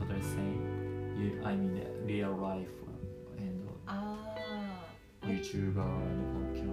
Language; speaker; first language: English; non-native, learner; Japanese